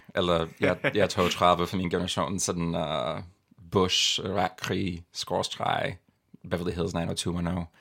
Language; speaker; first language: Danish; non-native, fluent; English